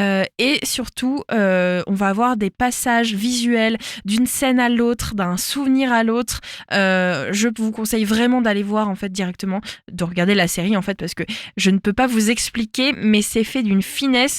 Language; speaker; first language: French; native; French